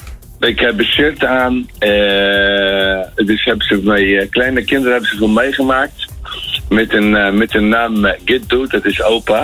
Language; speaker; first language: Dutch; non-native, learner; Arabic